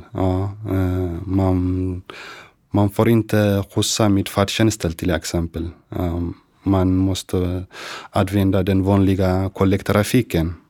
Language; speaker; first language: Swedish; non-native, learner; Tigrinya